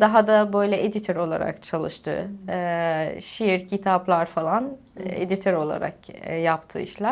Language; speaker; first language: Turkish; non-native, fluent; Arabic